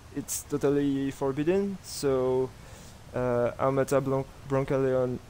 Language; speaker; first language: English; non-native, learner; French